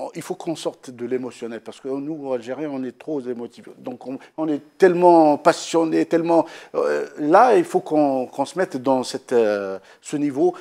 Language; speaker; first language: French; non-native, local second language; Arabic